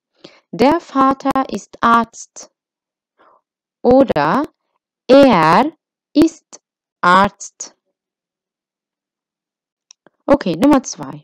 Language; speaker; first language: German; non-native, fluent; Arabic